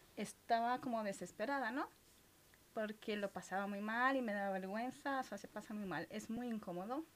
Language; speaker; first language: Spanish; early bilingual, other home language; Romanian